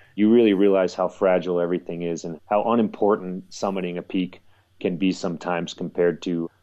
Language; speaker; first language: English; native; English